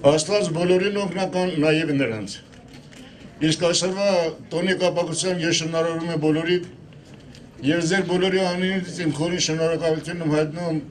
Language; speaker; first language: Armenian; non-native, local second language; Kurdish